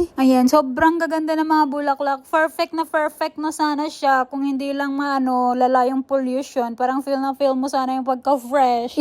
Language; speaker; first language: Filipino; native; Filipino